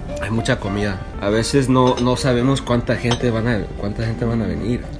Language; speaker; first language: Spanish; early bilingual, heritage; Spanish